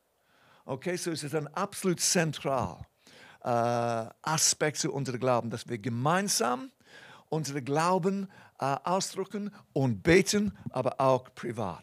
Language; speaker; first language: German; non-native, fluent; English